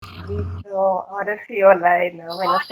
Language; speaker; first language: Spanish; non-native, fluent; Portuguese